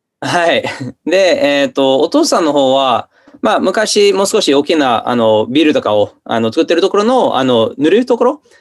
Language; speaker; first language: Japanese; non-native, fluent; English